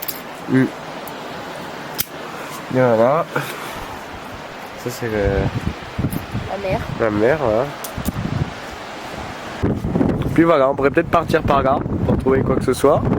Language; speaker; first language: French; native; French